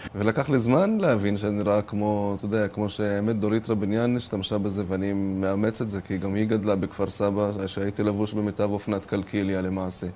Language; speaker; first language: Hebrew; non-native, local second language; Arabic